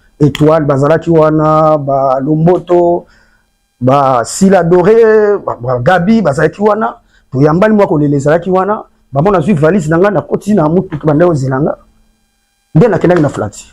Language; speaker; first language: Lingala; native; Lingala